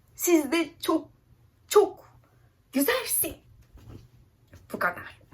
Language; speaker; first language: Turkish; non-native, learner; Japanese